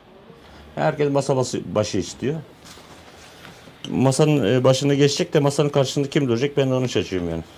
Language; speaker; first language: Turkish; native; Turkish